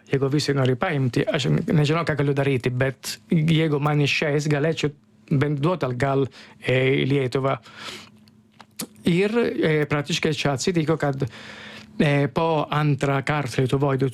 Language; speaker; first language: Lithuanian; non-native, learner; Italian